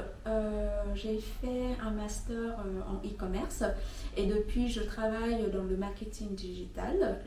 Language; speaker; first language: French; non-native, fluent; Vietnamese